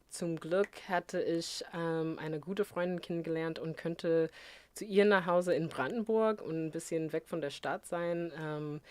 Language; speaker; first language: German; non-native, fluent; English